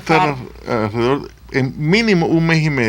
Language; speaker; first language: Spanish; native; Spanish